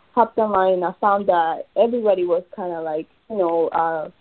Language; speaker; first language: English; early bilingual, other home language; Spanish